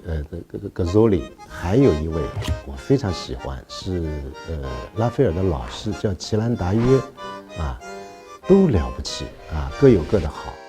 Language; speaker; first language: Chinese; native; Chinese